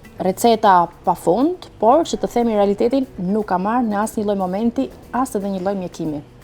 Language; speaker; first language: Albanian; early bilingual, heritage; Albanian